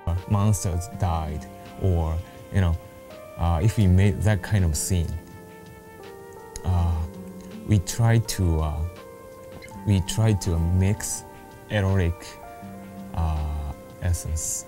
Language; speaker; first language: English; non-native, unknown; Japanese